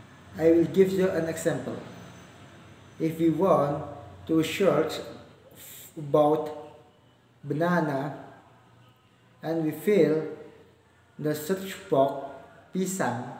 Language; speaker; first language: English; non-native, learner; Indonesian